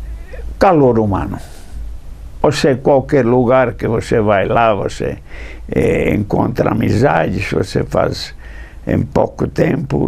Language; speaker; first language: Portuguese; non-native, fluent; English